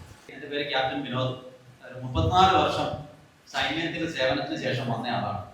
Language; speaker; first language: Malayalam; native; Malayalam